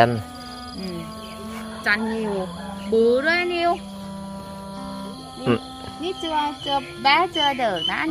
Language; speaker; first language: Vietnamese; non-native, learner; Thai